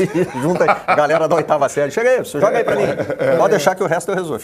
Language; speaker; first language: Portuguese; native; Portuguese